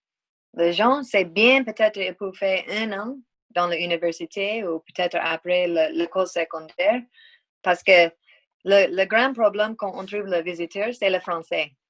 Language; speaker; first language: French; non-native, learner; English